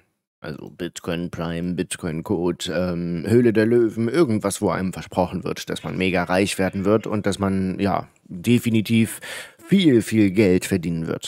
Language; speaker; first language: German; native; German